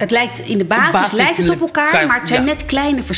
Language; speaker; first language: Dutch; native; Dutch